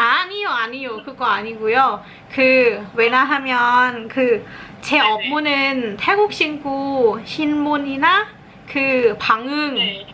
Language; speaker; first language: Korean; non-native, learner; Thai